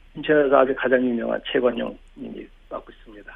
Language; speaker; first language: Korean; native; Korean